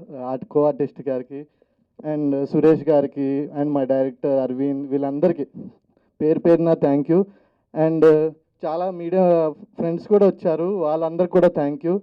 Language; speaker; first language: Telugu; native; Telugu